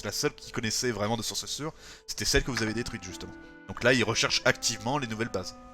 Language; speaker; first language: French; native; French